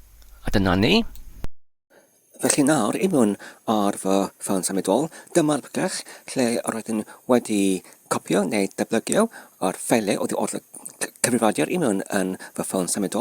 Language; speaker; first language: Welsh; non-native, learner; English